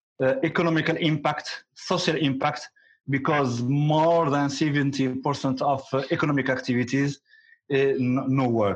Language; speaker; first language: English; non-native, learner; Arabic